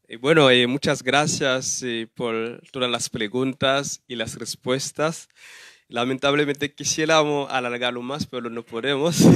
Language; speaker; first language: Spanish; non-native, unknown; Haitian Creole